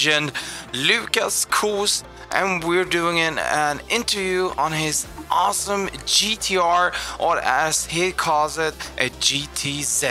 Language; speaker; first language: English; non-native, fluent; Swedish